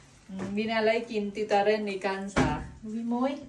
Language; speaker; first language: Finnish; non-native, learner; Vietnamese